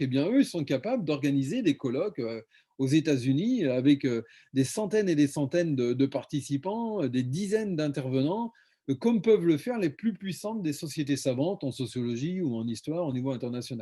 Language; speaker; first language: French; native; French